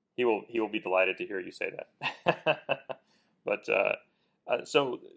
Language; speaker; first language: English; native; English